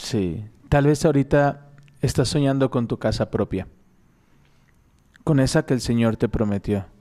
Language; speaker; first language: Spanish; native; Spanish